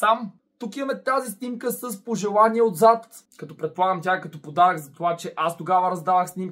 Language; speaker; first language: Bulgarian; native; Bulgarian